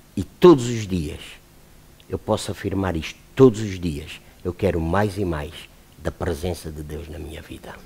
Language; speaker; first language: Portuguese; native; Portuguese